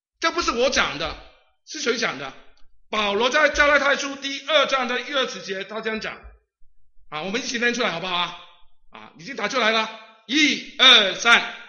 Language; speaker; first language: Chinese; non-native, local second language; Cantonese